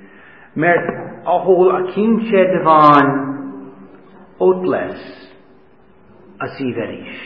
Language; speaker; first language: Hungarian; non-native, fluent; English